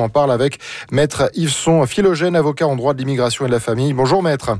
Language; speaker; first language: French; native; French